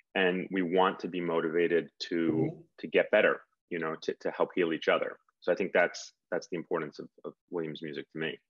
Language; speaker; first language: English; native; English